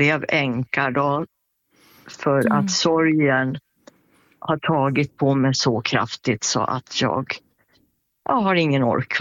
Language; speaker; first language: Swedish; native; Swedish